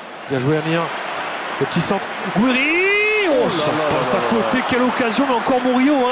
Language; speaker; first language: French; native; French